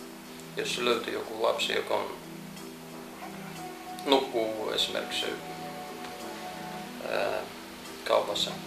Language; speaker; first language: Finnish; non-native, fluent; Russian